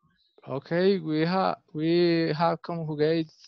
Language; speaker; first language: English; non-native, fluent; Spanish